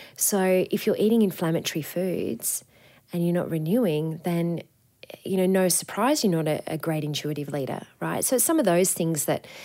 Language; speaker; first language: English; native; English